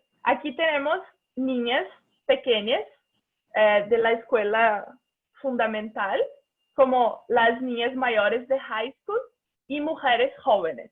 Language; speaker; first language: Spanish; non-native, fluent; Portuguese